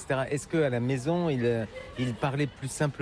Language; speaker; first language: French; native; French